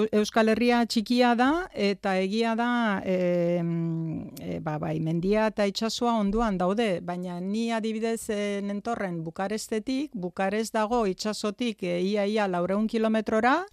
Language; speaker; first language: Basque; non-native, fluent; Romanian